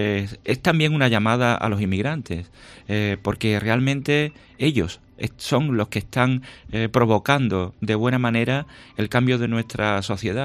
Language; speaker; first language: Spanish; native; Spanish